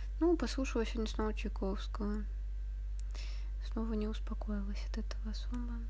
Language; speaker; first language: Russian; native; Russian